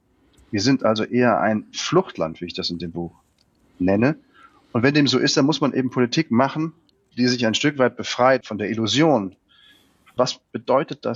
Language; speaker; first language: German; native; German